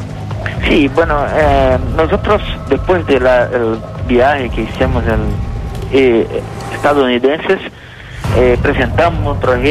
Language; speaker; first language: Spanish; non-native, learner; Portuguese